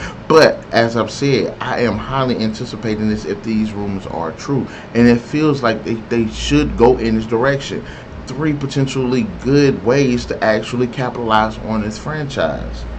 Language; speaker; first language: English; native; English